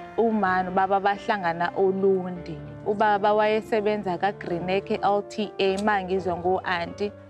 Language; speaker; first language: Zulu; native; Zulu